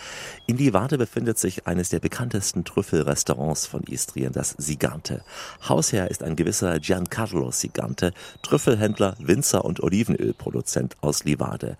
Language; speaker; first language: German; native; German